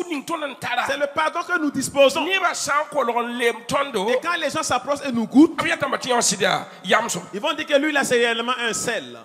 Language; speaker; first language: French; non-native, local second language; Mossi